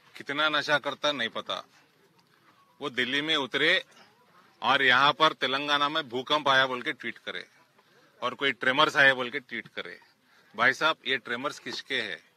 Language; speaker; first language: Hindi; non-native, local second language; Telugu